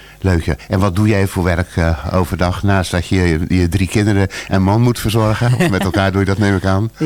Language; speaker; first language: Dutch; native; Dutch